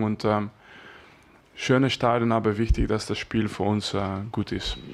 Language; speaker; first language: German; non-native, fluent; French